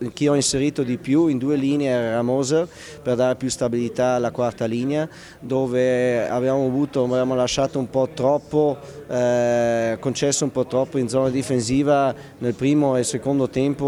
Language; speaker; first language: Italian; non-native, local second language; German